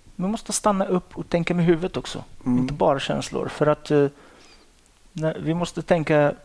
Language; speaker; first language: Swedish; non-native, fluent; Arabic